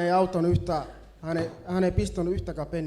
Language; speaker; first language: Finnish; early bilingual, other home language; Swahili